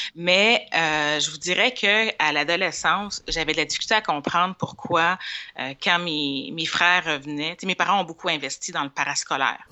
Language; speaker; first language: French; native; French